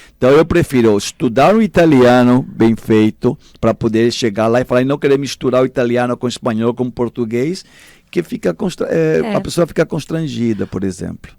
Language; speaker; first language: Portuguese; non-native, fluent; Spanish